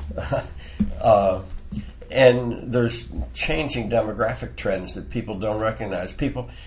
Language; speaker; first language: English; native; English